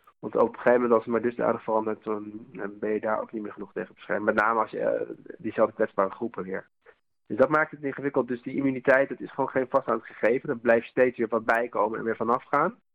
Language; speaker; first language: Dutch; native; Dutch